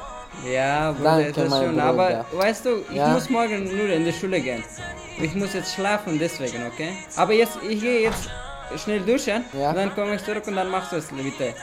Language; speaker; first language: German; non-native, learner; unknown